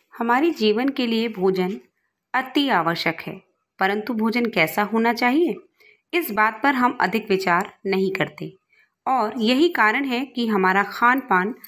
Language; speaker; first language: Hindi; native; Hindi